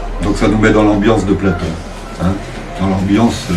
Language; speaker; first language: French; native; French